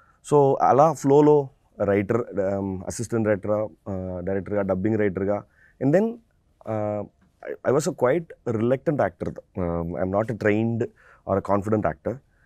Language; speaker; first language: Telugu; non-native, local second language; Tamil